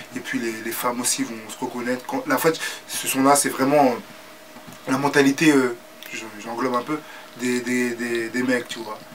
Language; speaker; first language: French; native; French